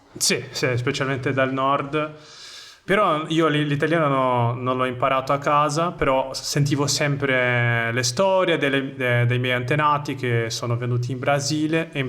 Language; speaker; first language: Italian; non-native, fluent; Portuguese